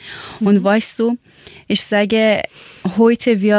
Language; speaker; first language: German; non-native, learner; Persian